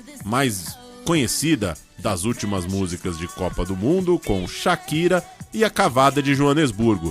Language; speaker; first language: Portuguese; native; Portuguese